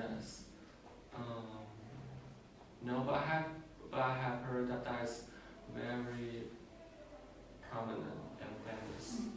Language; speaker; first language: English; non-native, learner; Chinese